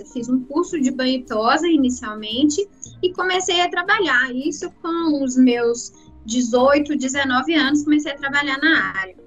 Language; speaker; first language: Portuguese; native; Portuguese